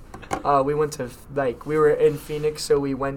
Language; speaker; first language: English; native; English